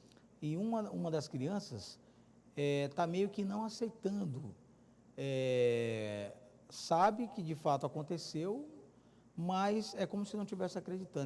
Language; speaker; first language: Portuguese; native; Portuguese